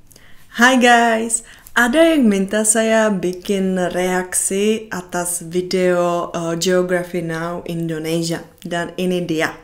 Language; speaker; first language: Indonesian; non-native, fluent; Czech